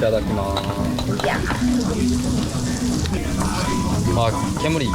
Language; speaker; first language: Japanese; non-native, learner; Korean